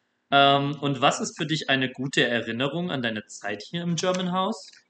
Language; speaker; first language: German; native; German